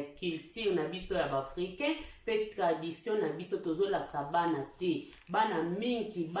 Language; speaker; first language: Lingala; early bilingual, heritage; Lingala